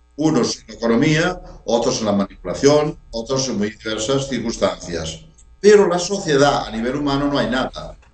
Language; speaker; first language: Spanish; native; Spanish